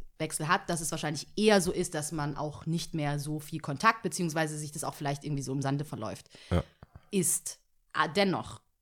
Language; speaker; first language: German; early bilingual, other home language; Tigrinya